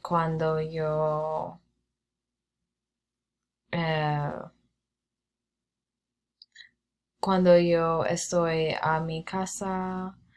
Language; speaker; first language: Spanish; non-native, learner; English